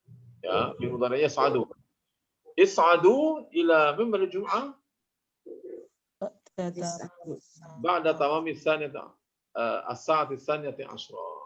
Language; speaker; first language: Arabic; non-native, fluent; Indonesian